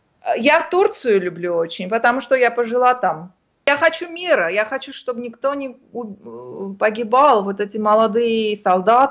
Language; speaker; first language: Russian; non-native, fluent; Armenian